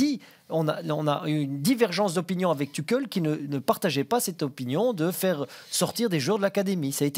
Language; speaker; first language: French; native; French